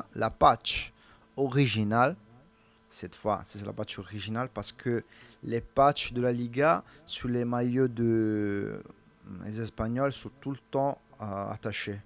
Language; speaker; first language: French; non-native, learner; Italian